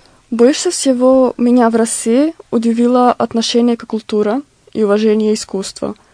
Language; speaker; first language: Russian; non-native, fluent; Macedonian